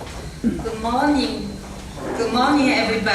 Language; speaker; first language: English; non-native, learner; Japanese